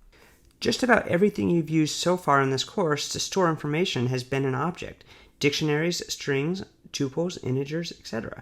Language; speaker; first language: English; native; English